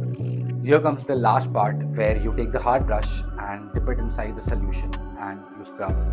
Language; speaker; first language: English; non-native, local second language; Hindi